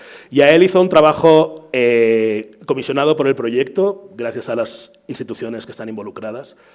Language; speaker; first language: Spanish; native; Spanish